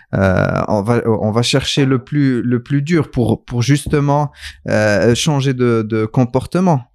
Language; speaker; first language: French; non-native, local second language; Arabic